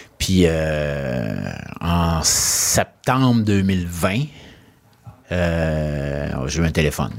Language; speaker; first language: French; native; French